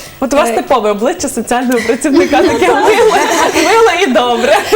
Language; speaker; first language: Ukrainian; native; Ukrainian